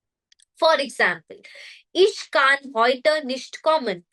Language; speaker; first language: German; non-native, fluent; Hindi